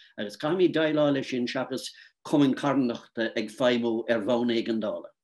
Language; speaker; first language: Irish; native; Irish